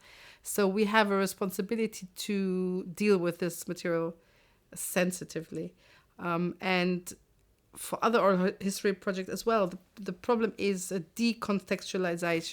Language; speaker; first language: English; non-native, fluent; German